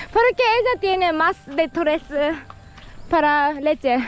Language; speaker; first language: Spanish; non-native, learner; Japanese